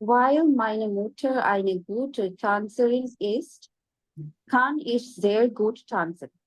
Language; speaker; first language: German; non-native, learner; Hindi